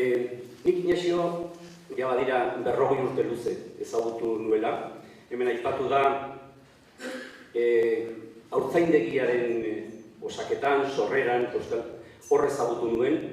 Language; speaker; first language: Basque; native; Basque